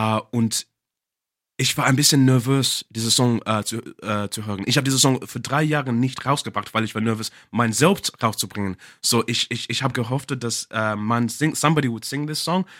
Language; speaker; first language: German; non-native, learner; English